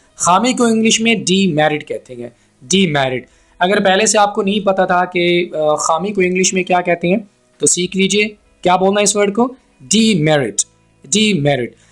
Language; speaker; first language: Urdu; native; Urdu